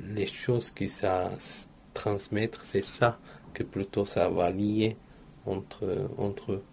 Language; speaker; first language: French; non-native, learner; Portuguese